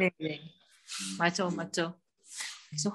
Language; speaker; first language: Korean; non-native, learner; Vietnamese